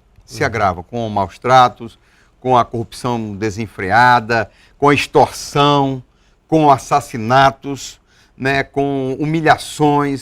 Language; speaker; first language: Portuguese; native; Portuguese